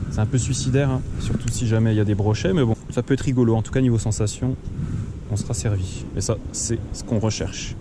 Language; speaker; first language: French; native; French